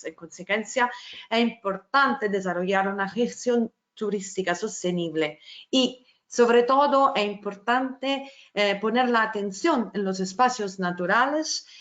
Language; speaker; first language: Spanish; non-native, fluent; Italian